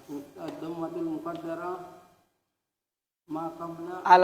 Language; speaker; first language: Arabic; non-native, learner; Indonesian